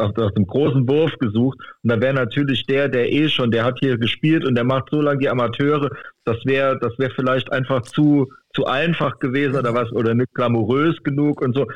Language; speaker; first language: German; native; German